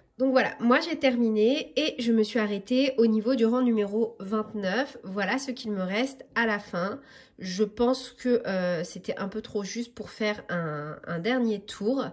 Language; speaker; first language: French; native; French